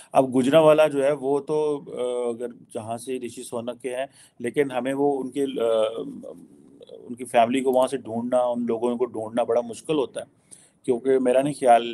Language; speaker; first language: Urdu; native; Urdu